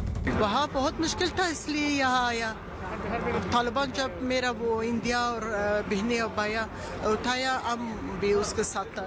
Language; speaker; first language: Hindi; non-native, learner; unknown